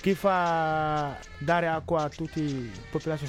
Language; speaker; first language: Italian; non-native, learner; Wolof